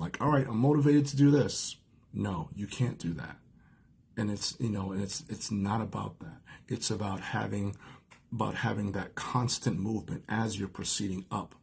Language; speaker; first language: English; native; English